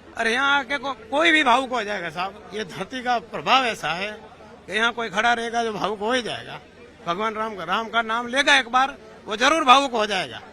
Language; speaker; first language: Hindi; non-native, local second language; Gujarati